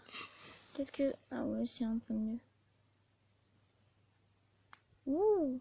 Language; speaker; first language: French; native; French